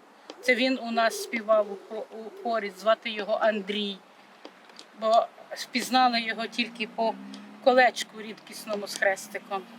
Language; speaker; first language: Ukrainian; native; Ukrainian